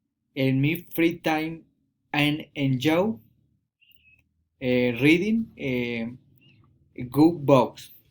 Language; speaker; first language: English; non-native, learner; Spanish